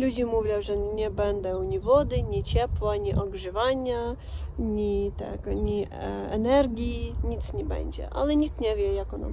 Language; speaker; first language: Polish; non-native, fluent; Russian